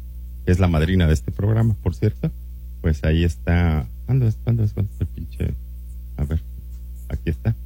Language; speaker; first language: Spanish; native; Spanish